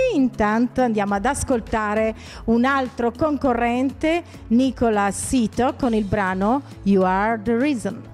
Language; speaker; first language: Italian; native; Italian